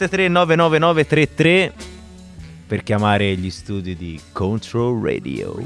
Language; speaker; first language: Italian; native; Italian